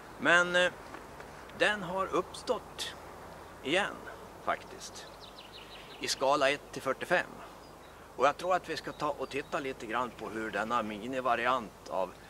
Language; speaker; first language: Swedish; native; Swedish